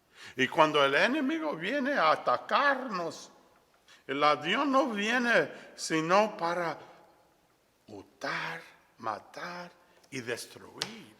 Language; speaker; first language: Spanish; non-native, fluent; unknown